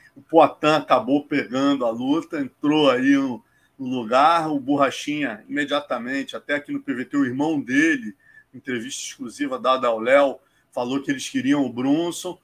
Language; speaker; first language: Portuguese; native; Portuguese